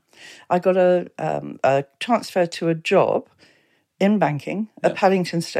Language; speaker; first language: English; native; English